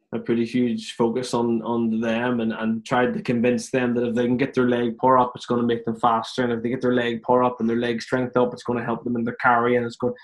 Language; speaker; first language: English; native; English